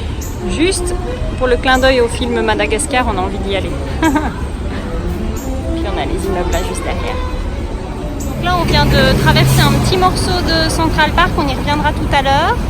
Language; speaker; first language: French; native; French